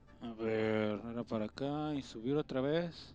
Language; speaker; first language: Spanish; native; Spanish